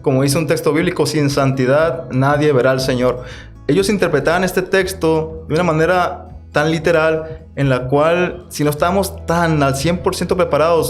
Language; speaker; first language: Spanish; native; Spanish